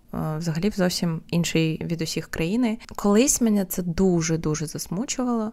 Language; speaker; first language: Ukrainian; non-native, local second language; Russian